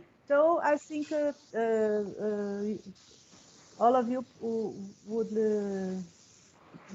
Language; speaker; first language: English; non-native, learner; Portuguese